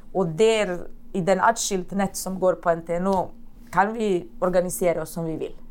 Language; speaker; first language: Norwegian; non-native, fluent; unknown